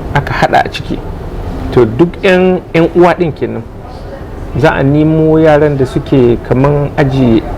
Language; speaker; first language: Hausa; native; Hausa